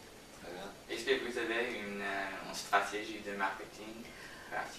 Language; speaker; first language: French; non-native, learner; English